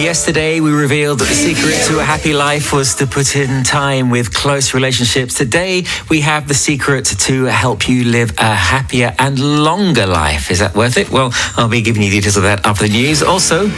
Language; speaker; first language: English; native; English